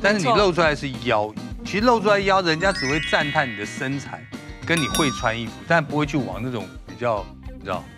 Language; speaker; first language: Chinese; native; Chinese